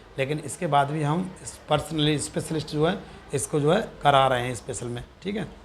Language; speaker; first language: Hindi; native; Hindi